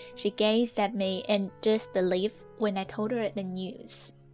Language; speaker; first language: English; non-native, fluent; Chinese